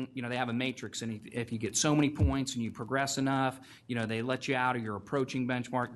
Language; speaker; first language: English; native; English